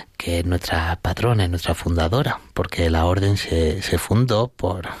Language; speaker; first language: Spanish; native; Spanish